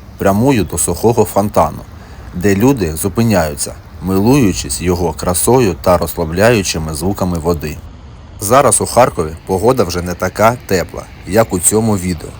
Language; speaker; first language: Ukrainian; native; Ukrainian